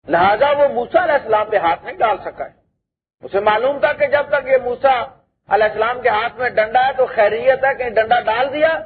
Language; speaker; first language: Urdu; non-native, local second language; Punjabi